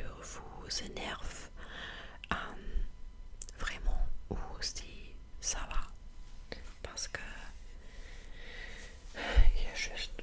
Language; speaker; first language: French; non-native, fluent; English